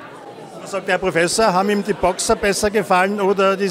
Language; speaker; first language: German; native; German